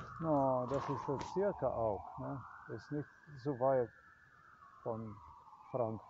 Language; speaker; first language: German; non-native, learner; Slovenian